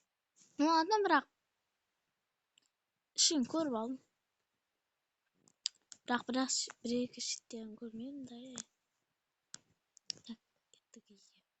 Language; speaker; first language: Kazakh; native; Kazakh